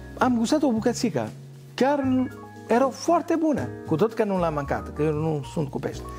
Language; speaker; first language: Romanian; non-native, fluent; Italian